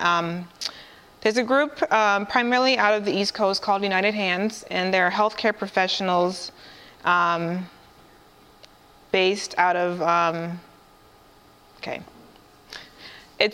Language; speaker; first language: English; native; English